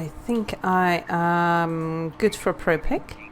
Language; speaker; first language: English; native; English